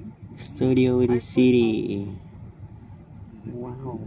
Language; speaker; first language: English; non-native, learner; Filipino